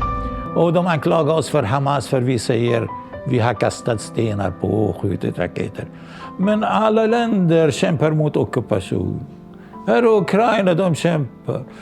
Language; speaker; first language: Swedish; non-native, local second language; Arabic